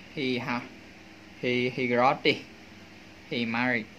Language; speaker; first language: English; non-native, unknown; Vietnamese